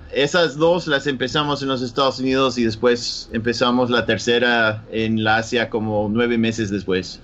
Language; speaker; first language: Spanish; non-native, fluent; English